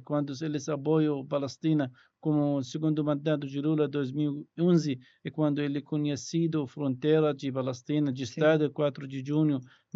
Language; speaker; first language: Portuguese; non-native, learner; Arabic